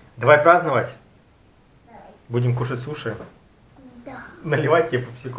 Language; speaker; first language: Russian; native; Russian